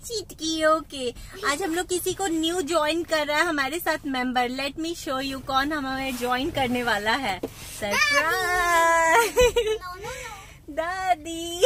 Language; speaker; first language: Hindi; native; Hindi